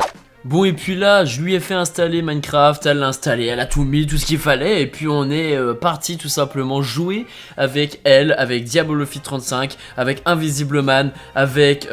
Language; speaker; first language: French; native; French